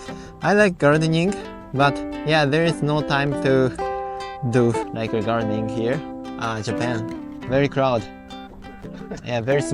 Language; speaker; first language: English; non-native, learner; Japanese